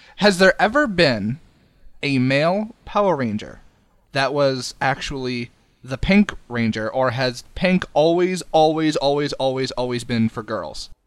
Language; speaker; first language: English; native; English